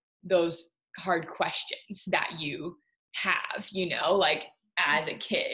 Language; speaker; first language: English; native; English